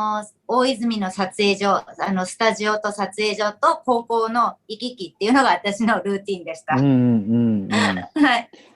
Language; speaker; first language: Japanese; native; Japanese